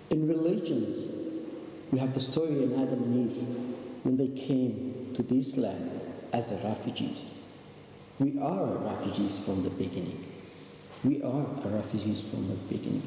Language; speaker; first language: English; non-native, learner; Arabic